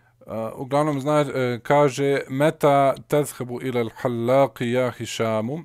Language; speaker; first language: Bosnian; early bilingual, heritage; Bosnian